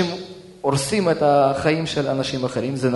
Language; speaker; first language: Hebrew; early bilingual, other home language; Russian